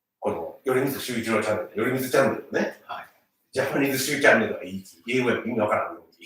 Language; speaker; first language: Japanese; native; Japanese